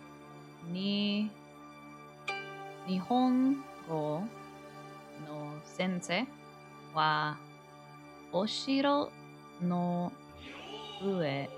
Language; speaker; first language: Japanese; non-native, learner; English